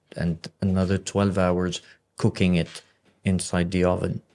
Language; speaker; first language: English; non-native, fluent; Arabic